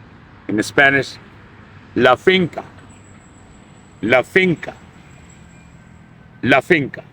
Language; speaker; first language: Spanish; non-native, fluent; Urdu